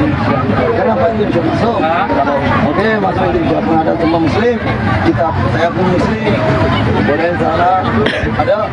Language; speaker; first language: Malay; non-native, learner; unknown